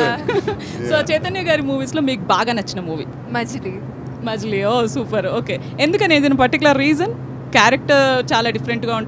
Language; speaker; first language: Telugu; native; Telugu